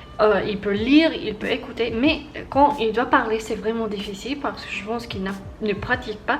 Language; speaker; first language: French; non-native, learner; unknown